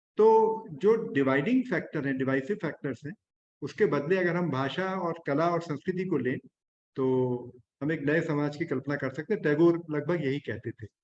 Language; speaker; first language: Hindi; native; Hindi